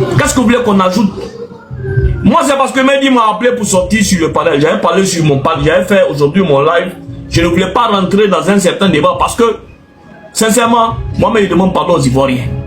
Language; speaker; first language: French; non-native, local second language; Arabic